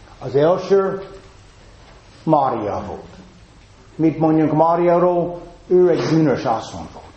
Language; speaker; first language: Hungarian; non-native, fluent; English